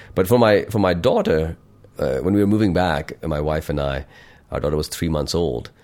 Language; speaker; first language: English; non-native, local second language; Urdu